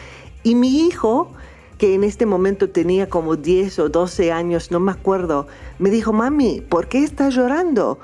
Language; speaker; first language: Spanish; non-native, fluent; English